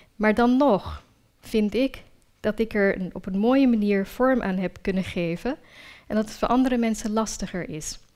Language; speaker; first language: Dutch; early bilingual, other home language; Urdu